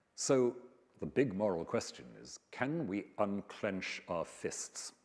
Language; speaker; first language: English; native; English